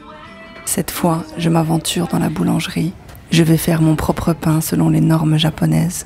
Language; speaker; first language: French; native; French